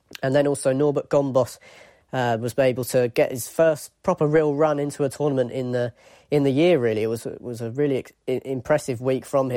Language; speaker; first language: English; native; English